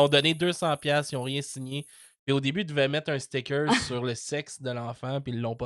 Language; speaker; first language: French; native; French